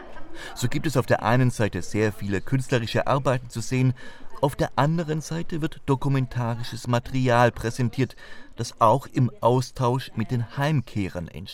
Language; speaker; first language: German; native; German